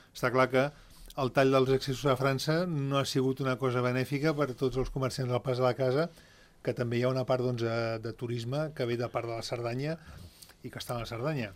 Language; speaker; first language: Catalan; native; Catalan